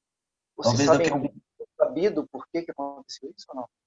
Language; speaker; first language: Portuguese; native; Portuguese